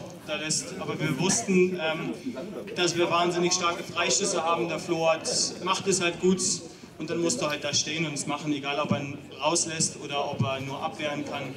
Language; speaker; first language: German; native; German